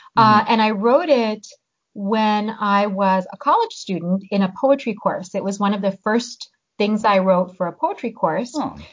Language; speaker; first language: English; early bilingual, other home language; Hungarian